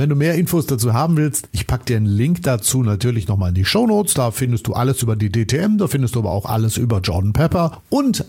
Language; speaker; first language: German; native; German